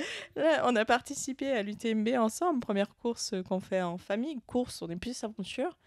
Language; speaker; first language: French; native; French